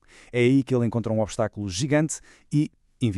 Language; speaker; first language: Portuguese; native; Portuguese